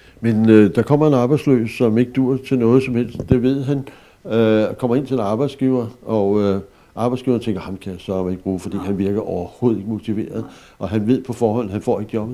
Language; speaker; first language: Danish; native; Danish